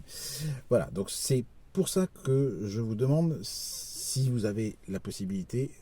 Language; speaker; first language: French; native; French